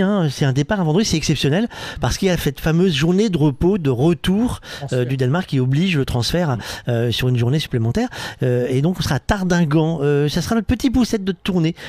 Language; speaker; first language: French; native; French